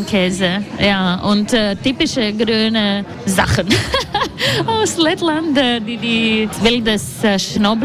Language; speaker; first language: German; non-native, learner; Latvian